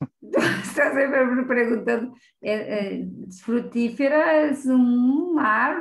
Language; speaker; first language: Spanish; non-native, learner; Portuguese